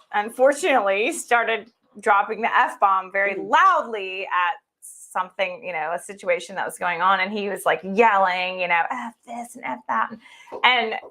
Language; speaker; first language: English; native; English